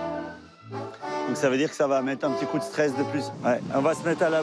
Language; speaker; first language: French; native; French